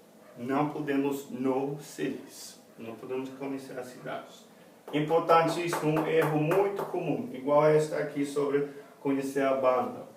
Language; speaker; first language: Portuguese; non-native, fluent; English